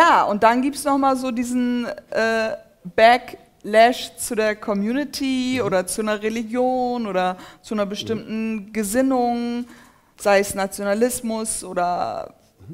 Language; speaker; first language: German; early bilingual, other home language; Turkish